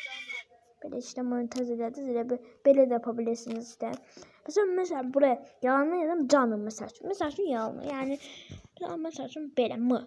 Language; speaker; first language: Turkish; non-native, learner; Azerbaijani